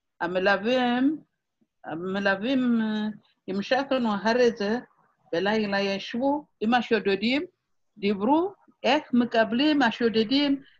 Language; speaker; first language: Hebrew; non-native, fluent; Amharic